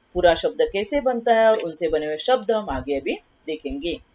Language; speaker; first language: Hindi; non-native, local second language; Marathi